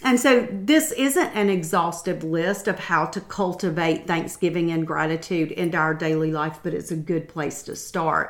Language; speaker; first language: English; native; English